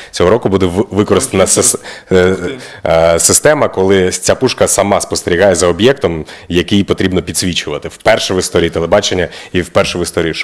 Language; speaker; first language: Ukrainian; native; Ukrainian